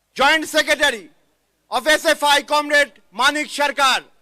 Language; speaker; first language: English; non-native, local second language; Bangla